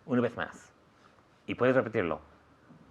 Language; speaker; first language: Spanish; non-native, fluent; English